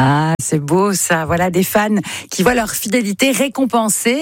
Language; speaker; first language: French; native; French